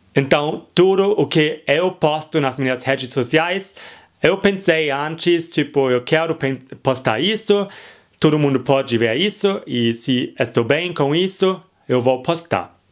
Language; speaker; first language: Portuguese; non-native, fluent; German